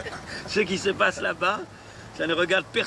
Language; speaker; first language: French; native; French